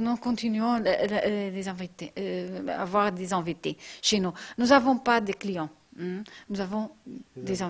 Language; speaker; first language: French; non-native, fluent; Portuguese